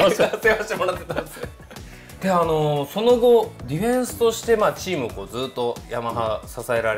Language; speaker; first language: Japanese; native; Japanese